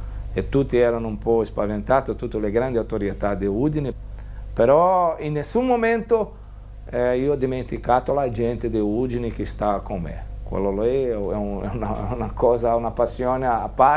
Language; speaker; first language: Italian; non-native, fluent; Portuguese